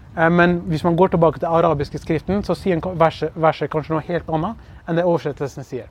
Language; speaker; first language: Norwegian; early bilingual, other home language; Kurdish